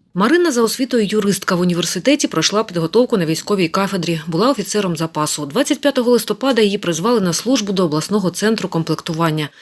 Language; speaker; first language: Ukrainian; native; Ukrainian